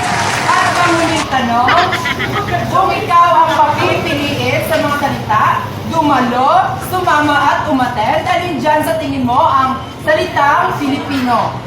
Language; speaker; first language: Filipino; non-native, local second language; Hiligaynon